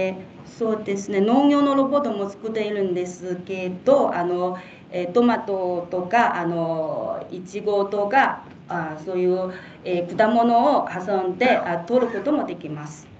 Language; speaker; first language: Japanese; non-native, fluent; Chinese